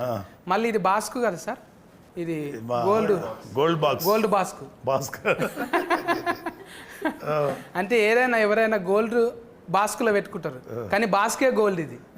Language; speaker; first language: Telugu; native; Telugu